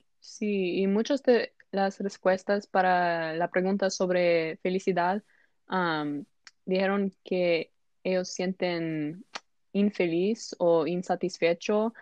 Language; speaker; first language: Spanish; non-native, learner; English